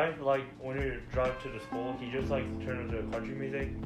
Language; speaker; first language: English; non-native, learner; Korean